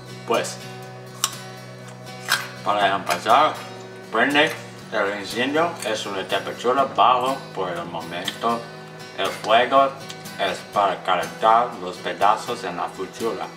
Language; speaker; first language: Spanish; non-native, learner; English